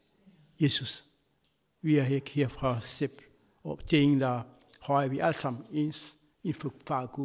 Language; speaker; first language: Danish; non-native, fluent; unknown